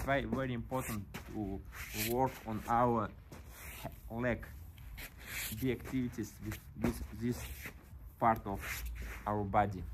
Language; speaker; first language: English; non-native, learner; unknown